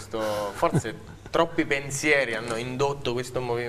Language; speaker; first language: Italian; native; Italian